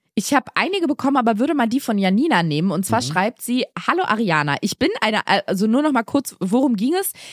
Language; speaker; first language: German; native; German